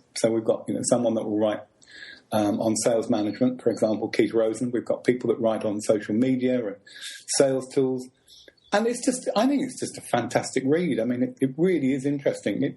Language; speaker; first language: English; native; English